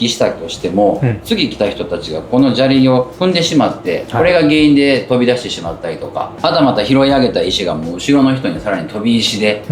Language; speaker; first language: Japanese; native; Japanese